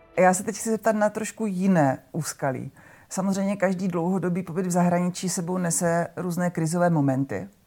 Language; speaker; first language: Czech; native; Czech